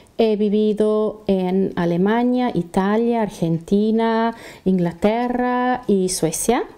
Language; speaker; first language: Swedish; non-native, fluent; German